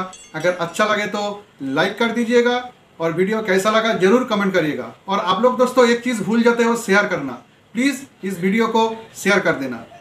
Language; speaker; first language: Hindi; non-native, local second language; Bangla